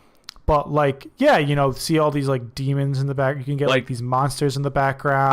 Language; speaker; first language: English; native; English